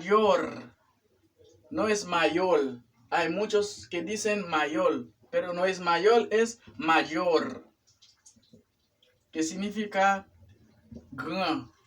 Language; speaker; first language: Spanish; non-native, fluent; Haitian Creole